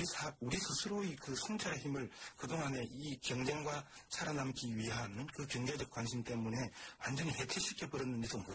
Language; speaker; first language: Korean; native; Korean